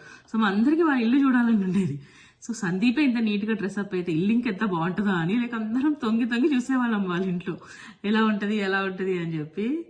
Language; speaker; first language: Telugu; native; Telugu